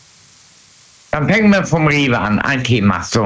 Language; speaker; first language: German; native; German